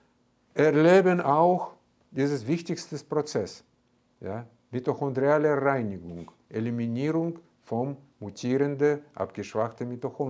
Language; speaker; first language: German; non-native, fluent; Russian